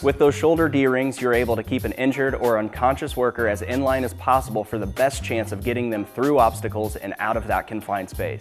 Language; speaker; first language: English; native; English